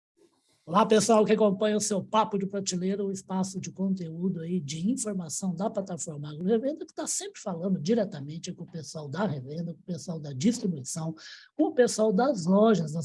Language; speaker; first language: Portuguese; native; Portuguese